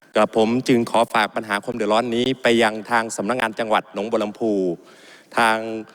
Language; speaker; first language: Thai; native; Thai